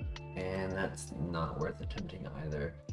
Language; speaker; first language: English; native; English